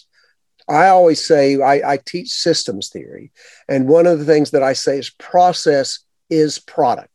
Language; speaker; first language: English; native; English